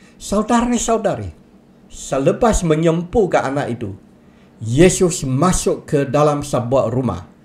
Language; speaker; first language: Malay; non-native, local second language; Chinese